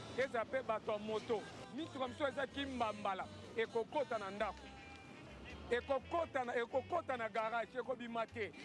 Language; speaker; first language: Lingala; native; Lingala